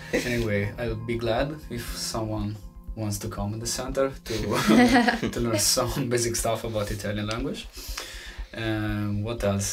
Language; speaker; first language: English; non-native, fluent; Italian